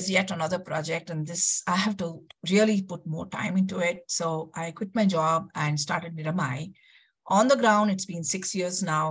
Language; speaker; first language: English; non-native, local second language; Kannada